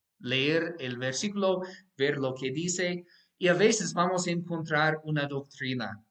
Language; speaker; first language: Spanish; non-native, fluent; English